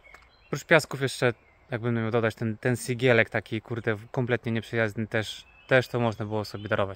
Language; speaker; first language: Polish; native; Polish